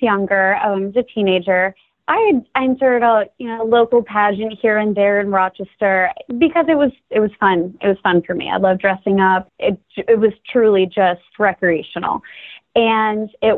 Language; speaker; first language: English; native; English